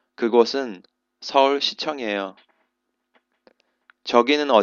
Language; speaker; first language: Korean; non-native, fluent; English